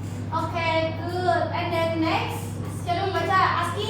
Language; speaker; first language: English; non-native, learner; Indonesian